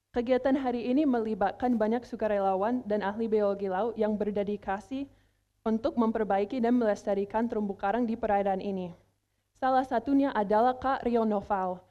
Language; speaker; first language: Indonesian; non-native, fluent; English